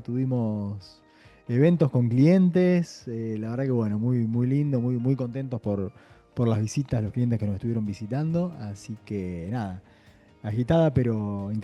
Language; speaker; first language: Spanish; native; Spanish